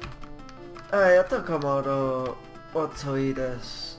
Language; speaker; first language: Japanese; non-native, learner; English